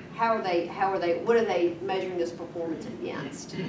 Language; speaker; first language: English; native; English